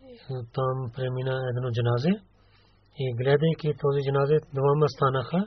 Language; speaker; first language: Bulgarian; non-native, learner; Urdu